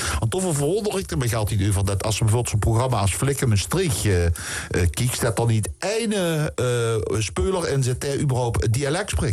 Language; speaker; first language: Dutch; native; Dutch